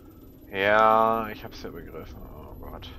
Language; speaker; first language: German; native; German